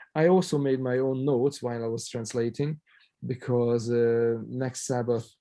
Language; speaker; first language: English; non-native, fluent; Hungarian